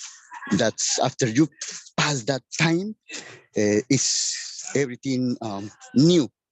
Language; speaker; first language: English; non-native, learner; Spanish